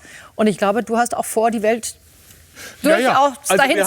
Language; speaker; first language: German; native; German